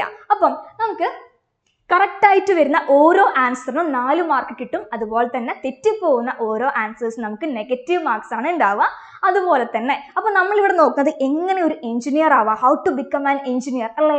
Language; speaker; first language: Malayalam; native; Malayalam